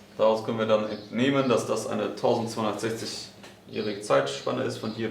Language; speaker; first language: German; native; German